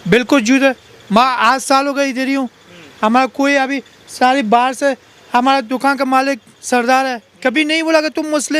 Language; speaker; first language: Hindi; non-native, learner; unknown